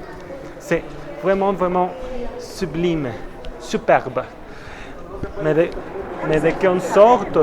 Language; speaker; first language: French; non-native, fluent; Spanish